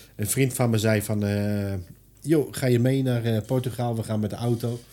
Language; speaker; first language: Dutch; non-native, fluent; Italian